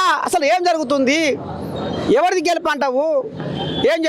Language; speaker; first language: Telugu; native; Telugu